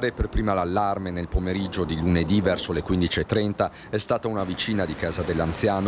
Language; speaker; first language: Italian; native; Italian